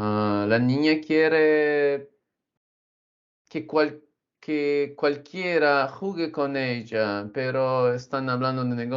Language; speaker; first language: Spanish; non-native, learner; English